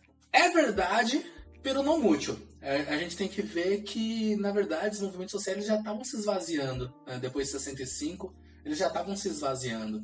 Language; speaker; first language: Portuguese; native; Portuguese